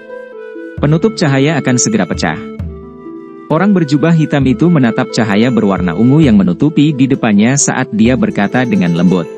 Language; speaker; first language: Indonesian; native; Indonesian